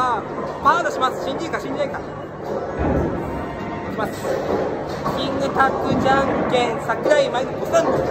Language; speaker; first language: Japanese; native; Japanese